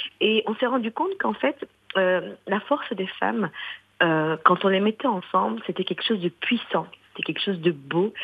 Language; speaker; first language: French; early bilingual, other home language; Arabic